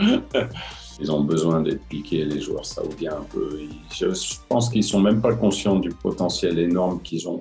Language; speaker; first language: French; native; French